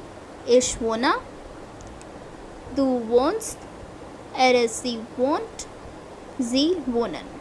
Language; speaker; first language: German; non-native, fluent; Hindi